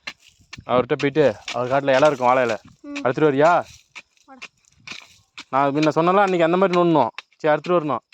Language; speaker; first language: Tamil; native; Tamil